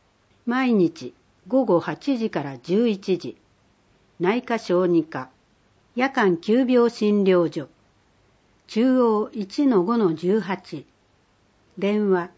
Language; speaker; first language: Japanese; native; Japanese